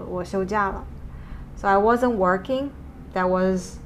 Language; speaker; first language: English; non-native, fluent; Chinese